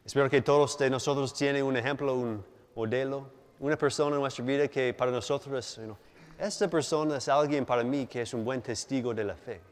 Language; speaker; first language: Spanish; non-native, fluent; English